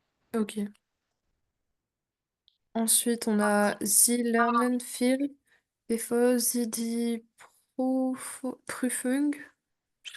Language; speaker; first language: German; non-native, learner; French